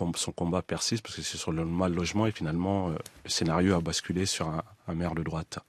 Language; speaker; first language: French; native; French